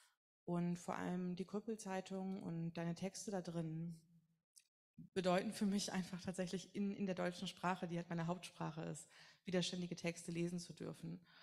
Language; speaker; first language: German; native; German